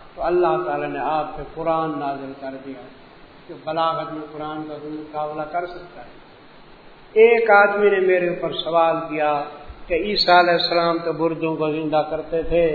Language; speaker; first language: Urdu; native; Urdu